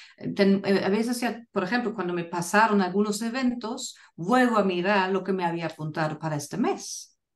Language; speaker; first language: Spanish; non-native, fluent; German